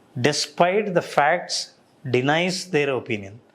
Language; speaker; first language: English; non-native, local second language; Telugu